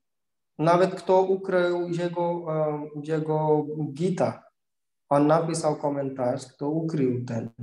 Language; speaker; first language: Polish; non-native, learner; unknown